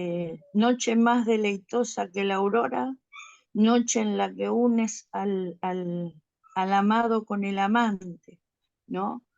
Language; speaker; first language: Spanish; native; Spanish